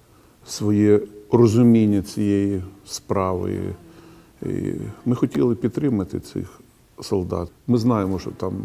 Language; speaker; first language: Ukrainian; non-native, local second language; Russian